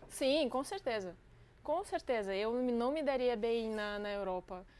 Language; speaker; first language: Portuguese; non-native, fluent; Ukrainian